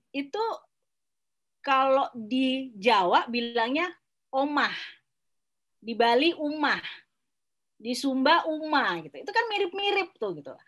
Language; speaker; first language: Indonesian; native; Indonesian